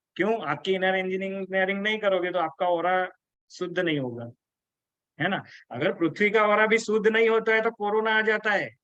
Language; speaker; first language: Hindi; native; Hindi